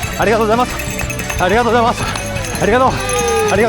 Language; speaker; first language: Japanese; non-native, learner; Chinese